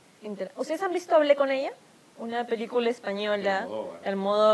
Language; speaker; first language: Spanish; native; Spanish